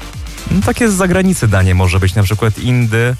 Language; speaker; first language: Polish; native; Polish